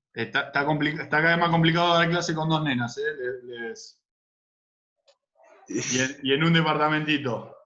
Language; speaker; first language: Spanish; native; Spanish